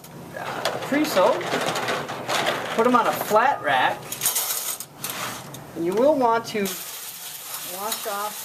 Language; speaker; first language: English; native; English